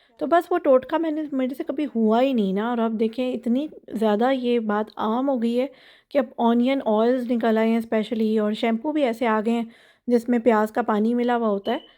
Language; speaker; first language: Urdu; native; Urdu